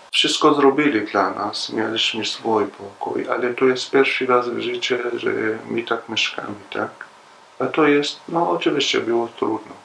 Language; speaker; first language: Polish; non-native, learner; Arabic